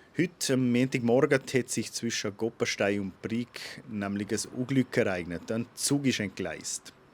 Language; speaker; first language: German; native; German